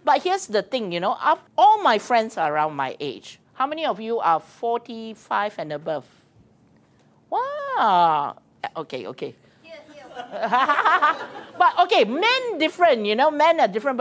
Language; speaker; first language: English; non-native, local second language; Min Nan Chinese